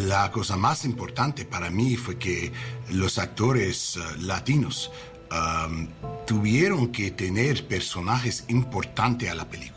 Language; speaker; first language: Spanish; non-native, learner; English